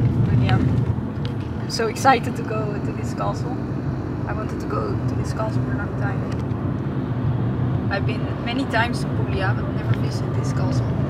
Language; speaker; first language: English; non-native, fluent; Dutch